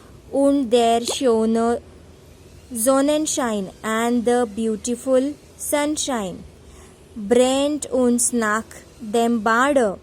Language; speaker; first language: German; non-native, fluent; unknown